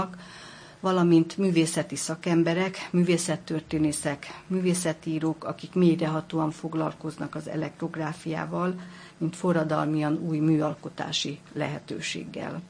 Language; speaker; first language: Hungarian; native; Hungarian